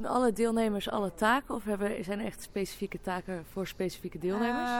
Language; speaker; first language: Dutch; native; Dutch